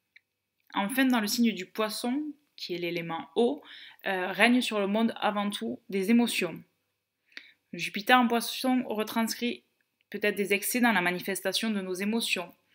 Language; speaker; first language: French; native; French